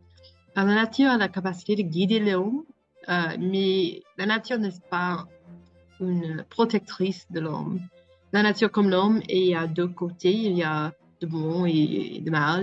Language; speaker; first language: French; non-native, learner; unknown